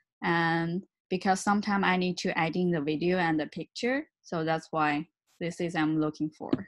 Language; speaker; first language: English; non-native, learner; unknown